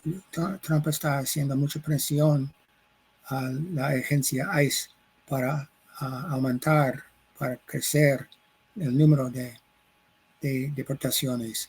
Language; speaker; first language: Spanish; non-native, fluent; English